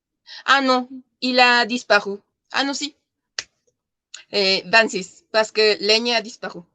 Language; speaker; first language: French; non-native, learner; Spanish